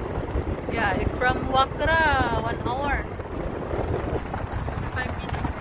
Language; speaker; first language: English; non-native, local second language; Filipino